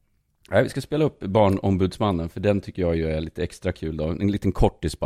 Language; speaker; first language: Swedish; native; Swedish